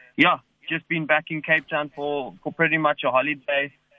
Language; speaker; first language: English; native; English